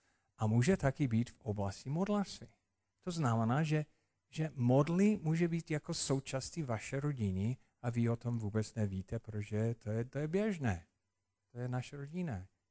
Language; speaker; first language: Czech; non-native, fluent; English